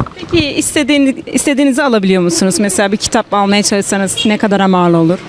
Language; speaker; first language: Turkish; native; Turkish